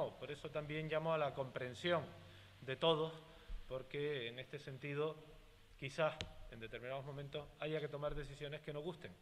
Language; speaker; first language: Spanish; native; Spanish